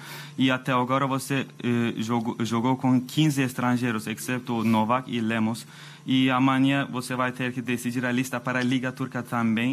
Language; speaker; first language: Portuguese; non-native, fluent; Turkish